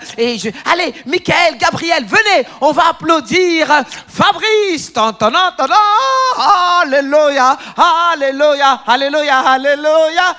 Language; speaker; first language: French; native; French